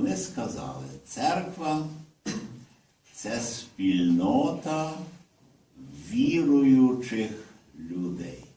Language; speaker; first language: Ukrainian; early bilingual, heritage; Ukrainian